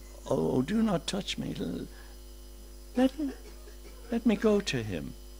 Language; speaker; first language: English; native; English